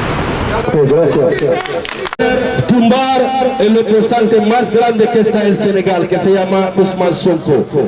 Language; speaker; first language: Spanish; non-native, local second language; Wolof